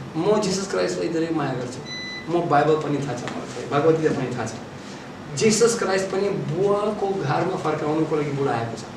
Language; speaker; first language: Nepali; non-native, fluent; Russian